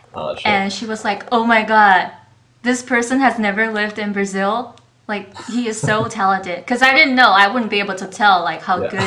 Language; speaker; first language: English; non-native, fluent; Chinese